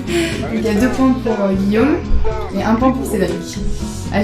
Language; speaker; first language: French; native; French